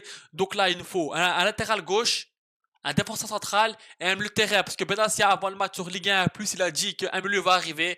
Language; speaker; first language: French; native; French